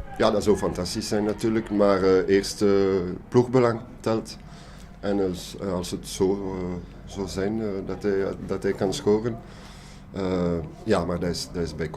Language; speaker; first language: Dutch; non-native, local second language; French